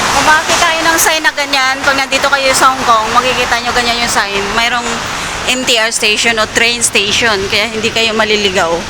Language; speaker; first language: Filipino; native; Filipino